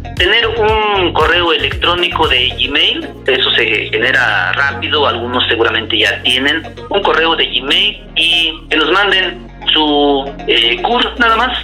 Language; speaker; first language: Spanish; non-native, local second language; Nahuatl languages